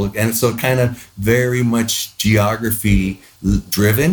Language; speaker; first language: English; native; English